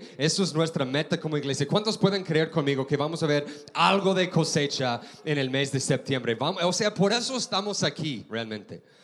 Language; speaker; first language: Spanish; non-native, fluent; English